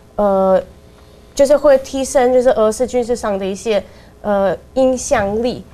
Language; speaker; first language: Chinese; non-native, fluent; Russian